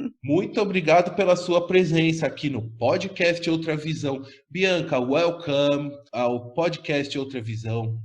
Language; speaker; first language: Portuguese; native; Portuguese